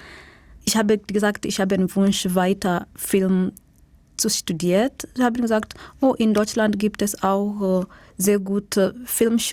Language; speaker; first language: German; non-native, learner; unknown